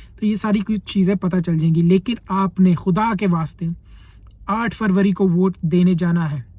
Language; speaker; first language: Urdu; native; Urdu